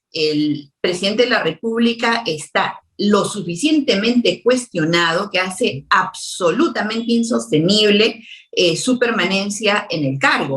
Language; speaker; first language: Spanish; native; Spanish